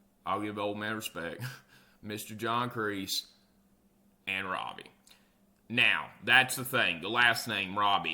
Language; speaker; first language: English; native; English